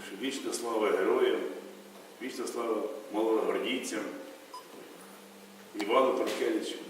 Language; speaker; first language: Ukrainian; native; Ukrainian